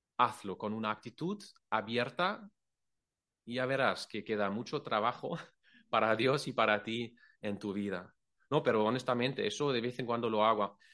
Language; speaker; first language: Spanish; non-native, fluent; German